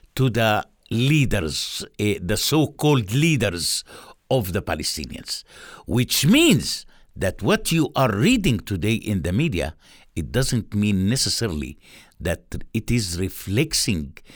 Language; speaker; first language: English; non-native, fluent; Arabic